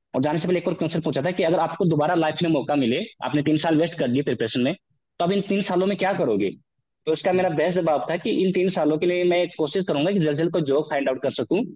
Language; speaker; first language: Hindi; native; Hindi